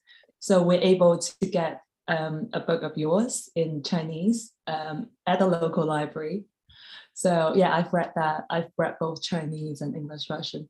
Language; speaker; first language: English; non-native, local second language; Cantonese